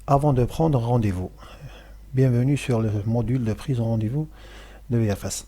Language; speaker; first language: French; non-native, local second language; Arabic